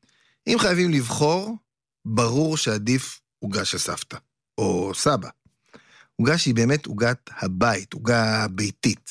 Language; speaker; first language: Hebrew; native; Hebrew